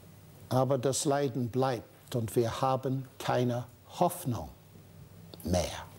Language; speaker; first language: German; non-native, fluent; English